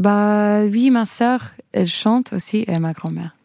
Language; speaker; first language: French; non-native, fluent; English